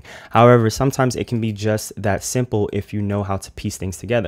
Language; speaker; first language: English; native; English